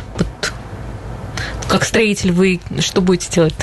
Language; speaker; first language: Russian; native; Russian